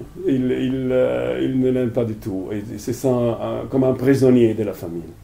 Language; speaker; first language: French; non-native, fluent; Italian